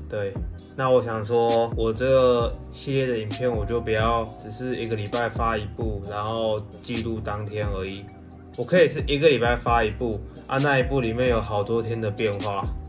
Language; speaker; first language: Chinese; native; Chinese